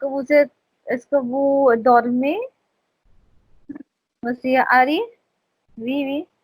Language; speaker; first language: French; non-native, fluent; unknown